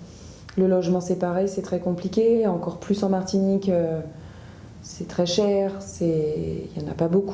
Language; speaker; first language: French; native; French